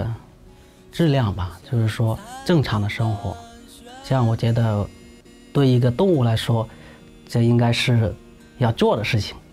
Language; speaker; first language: Chinese; non-native, local second language; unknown